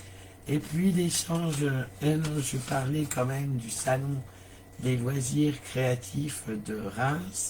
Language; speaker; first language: French; native; French